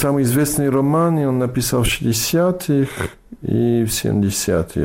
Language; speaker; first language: Russian; non-native, learner; English